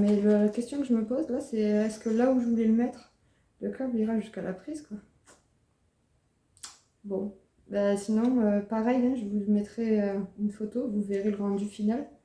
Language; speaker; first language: French; native; French